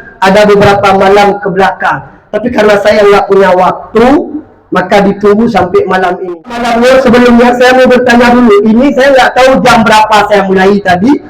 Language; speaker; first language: Malay; non-native, local second language; Achinese